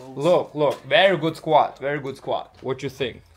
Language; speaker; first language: English; non-native, learner; Lithuanian